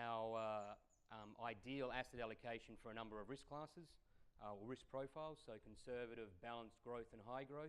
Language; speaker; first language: English; native; English